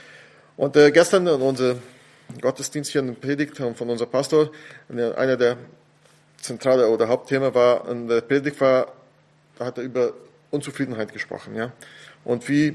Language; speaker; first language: German; non-native, fluent; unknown